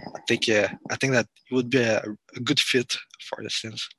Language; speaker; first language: English; non-native, fluent; French